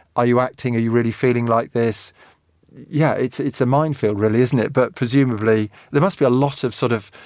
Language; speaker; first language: English; native; English